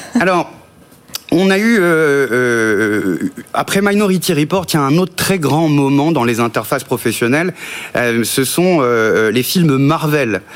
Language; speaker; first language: French; native; French